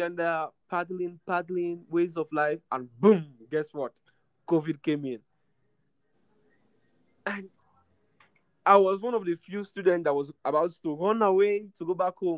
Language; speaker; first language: English; non-native, local second language; Krio